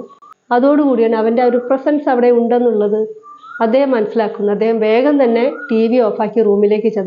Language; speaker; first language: Malayalam; native; Malayalam